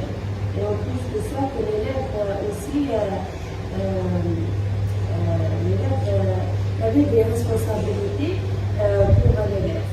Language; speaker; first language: French; non-native, local second language; Arabic